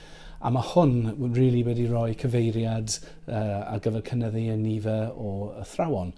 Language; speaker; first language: Welsh; non-native, fluent; English